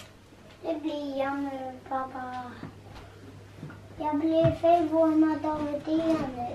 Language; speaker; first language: Swedish; early bilingual, other home language; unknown